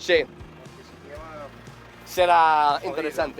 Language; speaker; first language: Spanish; non-native, learner; English